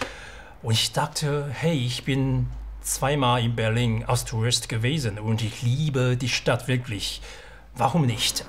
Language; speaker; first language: German; non-native, fluent; Chinese